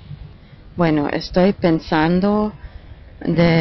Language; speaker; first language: Spanish; non-native, fluent; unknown